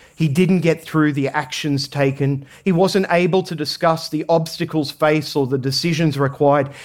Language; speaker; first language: English; native; English